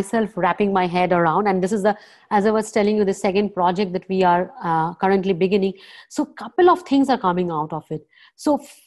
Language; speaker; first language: English; non-native, local second language; Bangla